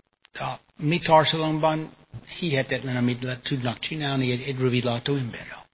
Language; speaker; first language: Hungarian; non-native, fluent; English